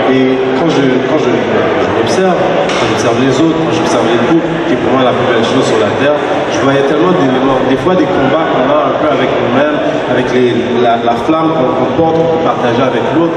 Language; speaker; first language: French; native; French